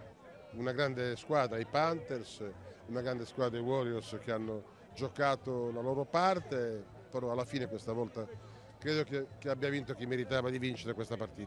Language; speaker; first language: Italian; native; Italian